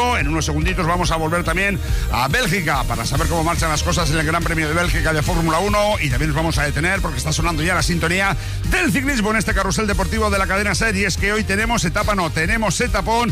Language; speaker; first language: Spanish; native; Spanish